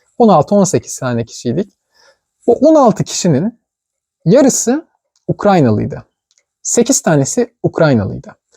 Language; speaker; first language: Turkish; native; Turkish